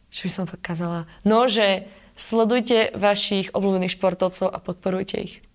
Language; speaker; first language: Slovak; native; Slovak